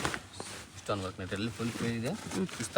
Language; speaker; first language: Kannada; non-native, local second language; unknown